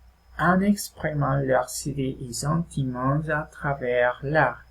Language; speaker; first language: French; non-native, fluent; Spanish